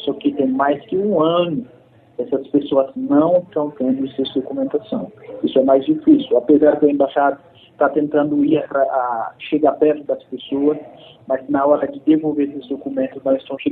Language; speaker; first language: Portuguese; non-native, fluent; Haitian Creole